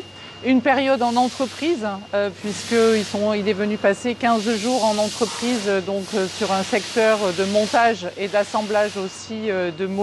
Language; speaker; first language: French; native; French